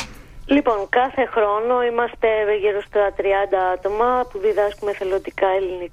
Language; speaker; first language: Greek; native; Greek